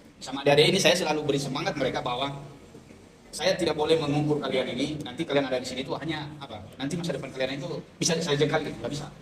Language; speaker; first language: Indonesian; non-native, local second language; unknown